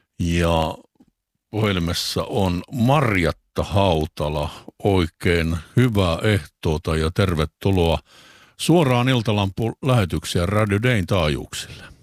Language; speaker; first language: Finnish; native; Finnish